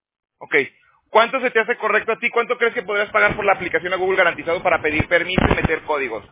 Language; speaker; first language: Spanish; native; Spanish